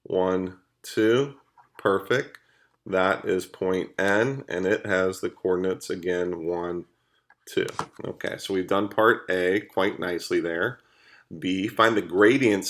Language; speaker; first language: English; native; English